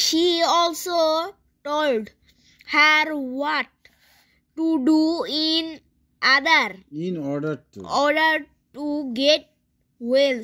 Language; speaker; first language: English; non-native, fluent; Bangla